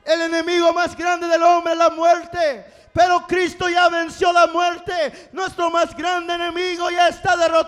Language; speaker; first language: Spanish; non-native, fluent; English